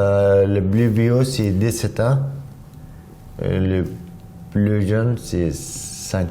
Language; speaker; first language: French; non-native, learner; Arabic